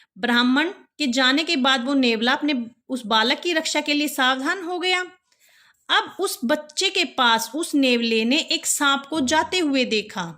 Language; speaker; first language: Hindi; native; Hindi